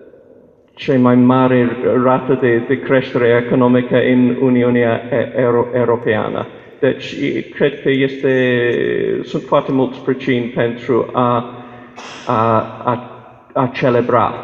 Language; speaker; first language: Romanian; non-native, fluent; English